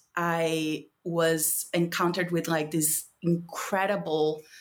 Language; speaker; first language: English; non-native, fluent; Portuguese